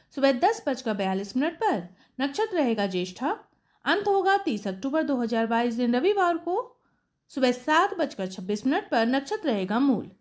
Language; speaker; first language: Hindi; native; Hindi